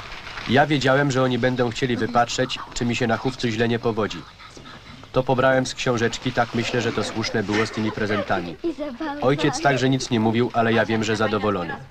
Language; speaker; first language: Polish; native; Polish